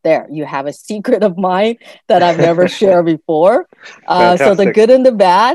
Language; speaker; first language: English; native; English